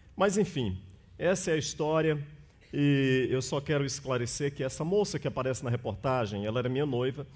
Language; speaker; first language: Portuguese; native; Portuguese